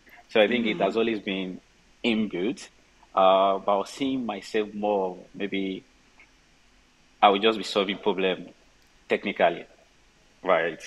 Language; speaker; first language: English; non-native, local second language; Yoruba